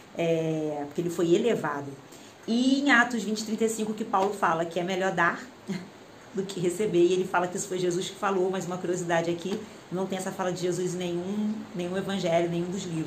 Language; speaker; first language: Portuguese; native; Portuguese